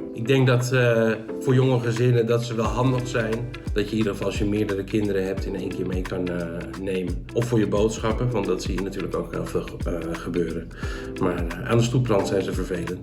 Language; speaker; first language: Dutch; native; Dutch